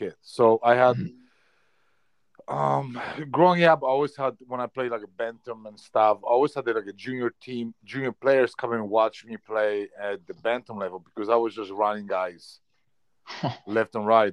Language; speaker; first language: English; non-native, fluent; Polish